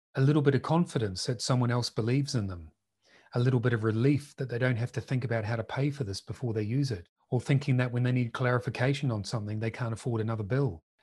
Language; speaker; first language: English; native; English